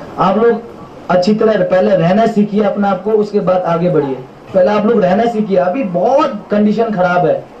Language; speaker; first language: Hindi; non-native, local second language; Manipuri